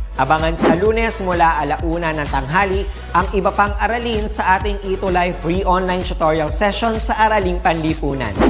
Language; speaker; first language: Filipino; native; Filipino